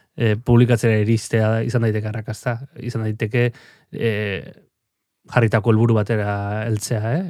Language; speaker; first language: Basque; native; Basque